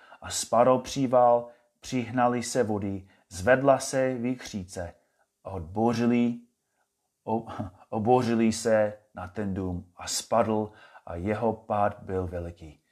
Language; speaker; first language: Czech; non-native, fluent; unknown